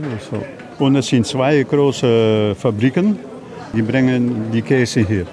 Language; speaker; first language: German; non-native, learner; Dutch